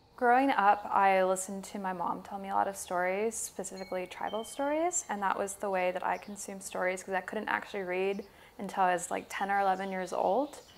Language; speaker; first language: English; native; English